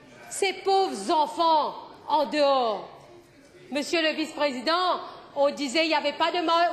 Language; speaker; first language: French; non-native, local second language; Morisyen